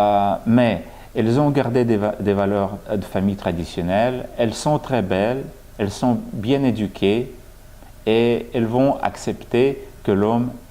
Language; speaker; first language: French; non-native, fluent; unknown